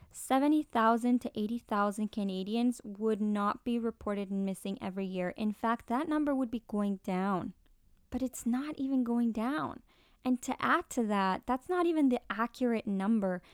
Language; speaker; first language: English; early bilingual, other home language; Spanish